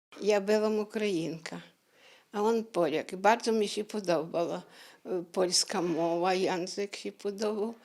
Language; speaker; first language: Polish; non-native, learner; Ukrainian